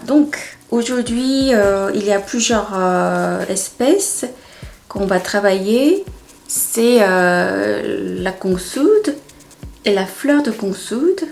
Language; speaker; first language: French; non-native, fluent; Korean